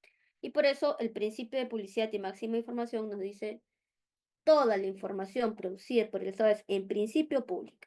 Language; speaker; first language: Spanish; native; Spanish